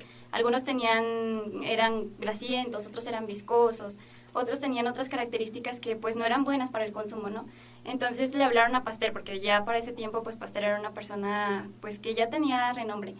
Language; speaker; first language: Spanish; native; Spanish